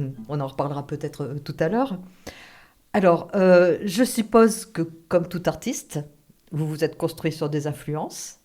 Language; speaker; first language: French; native; French